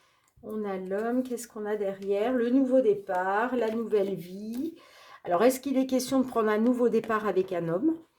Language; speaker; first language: French; native; French